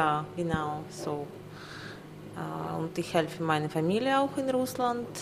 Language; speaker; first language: German; non-native, learner; Russian